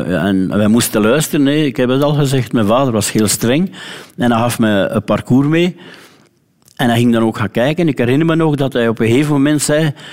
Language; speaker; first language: Dutch; native; Dutch